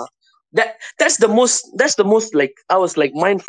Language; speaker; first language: English; non-native, local second language; Tamil